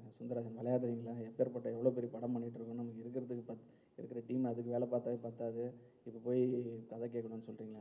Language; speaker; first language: Tamil; native; Tamil